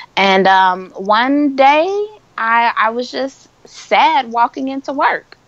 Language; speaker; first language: English; native; English